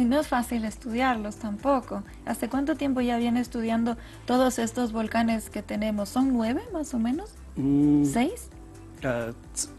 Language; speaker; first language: Spanish; native; Spanish